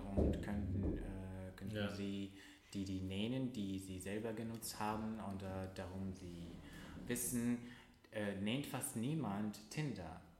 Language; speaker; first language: German; non-native, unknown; Russian